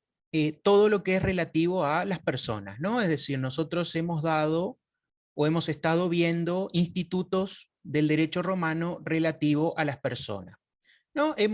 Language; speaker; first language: Spanish; native; Spanish